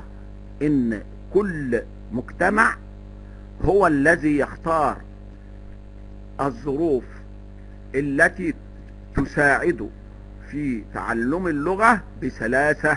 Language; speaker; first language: Arabic; native; Arabic